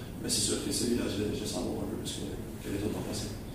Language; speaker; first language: French; native; French